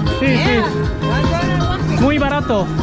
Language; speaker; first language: Spanish; non-native, learner; Korean